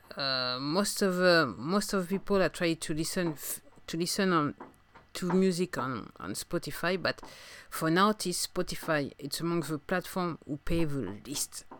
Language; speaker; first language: English; non-native, fluent; French